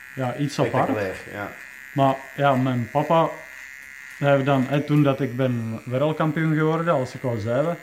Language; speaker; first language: Dutch; non-native, fluent; Czech